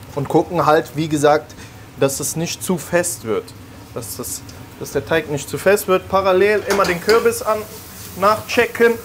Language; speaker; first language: German; early bilingual, other home language; Italian